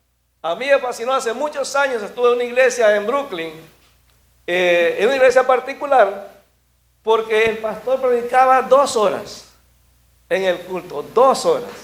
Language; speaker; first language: Spanish; native; Spanish